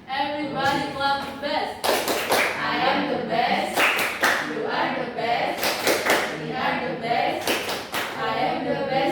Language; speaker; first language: English; non-native, learner; Indonesian